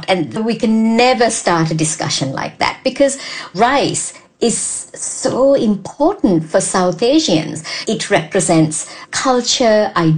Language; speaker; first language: English; non-native, local second language; Sinhala